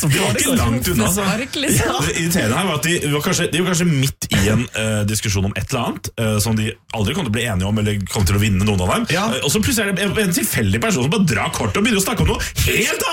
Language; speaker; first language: Norwegian; native; Norwegian